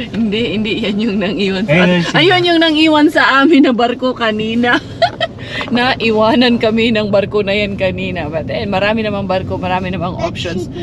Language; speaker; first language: Filipino; non-native, local second language; Cebuano